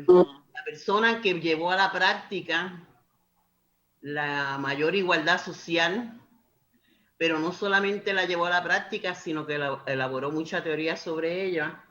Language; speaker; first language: Spanish; native; Spanish